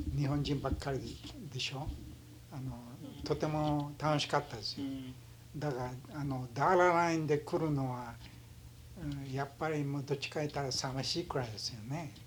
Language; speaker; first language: Japanese; early bilingual, heritage; Japanese